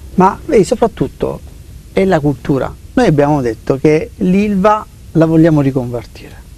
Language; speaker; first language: Italian; native; Italian